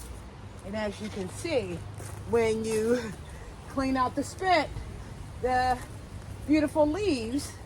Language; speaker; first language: English; native; English